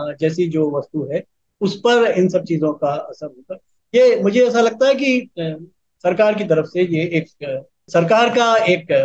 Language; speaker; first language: Hindi; native; Hindi